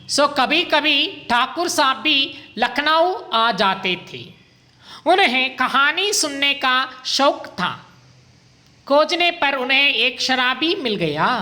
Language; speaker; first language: Hindi; non-native, local second language; Kannada